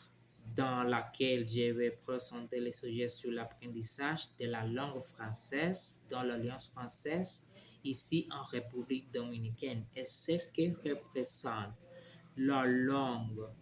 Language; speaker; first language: French; non-native, learner; Spanish